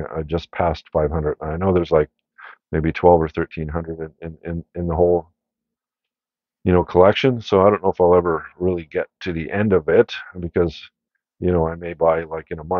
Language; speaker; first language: English; native; English